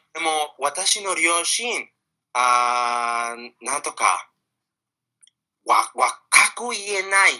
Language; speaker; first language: Japanese; non-native, fluent; Spanish